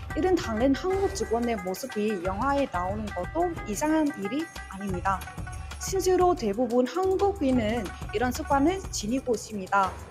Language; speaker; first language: Korean; non-native, learner; Vietnamese